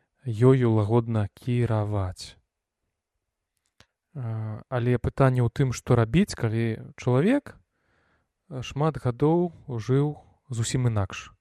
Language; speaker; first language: Belarusian; non-native, local second language; Russian